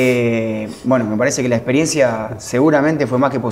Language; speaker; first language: Spanish; native; Spanish